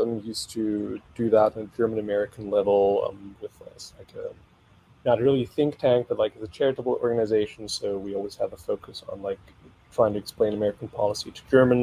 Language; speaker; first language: English; non-native, fluent; German